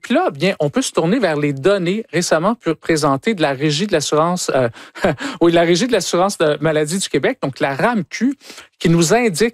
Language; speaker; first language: French; native; French